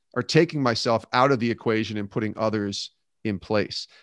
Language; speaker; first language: English; native; English